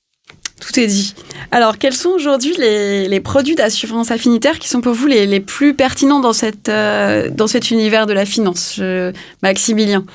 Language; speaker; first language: French; native; French